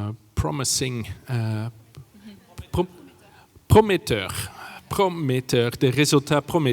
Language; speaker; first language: French; non-native, fluent; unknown